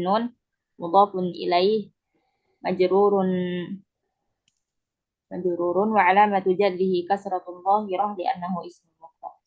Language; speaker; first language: Arabic; non-native, learner; Indonesian